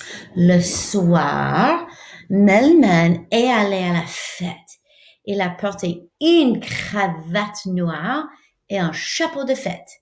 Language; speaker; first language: French; non-native, fluent; English